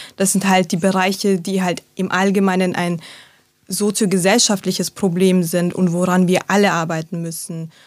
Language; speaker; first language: German; early bilingual, other home language; Turkish